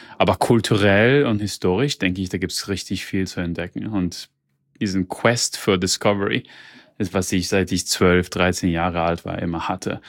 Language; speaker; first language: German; early bilingual, heritage; Italian